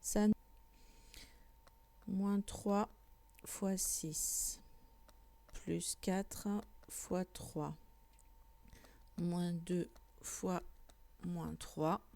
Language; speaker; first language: French; native; French